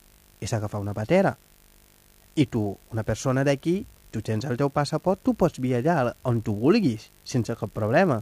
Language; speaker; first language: Catalan; non-native, fluent; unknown